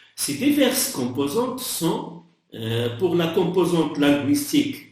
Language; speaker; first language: French; non-native, local second language; Arabic